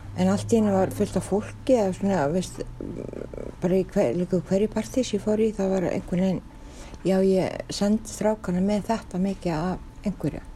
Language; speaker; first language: Icelandic; early bilingual, heritage; Icelandic